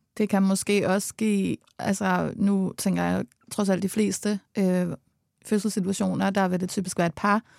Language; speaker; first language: Danish; native; Danish